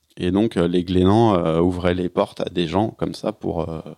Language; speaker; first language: French; native; French